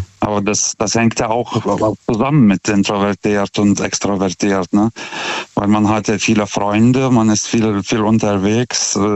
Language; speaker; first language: German; non-native, fluent; Russian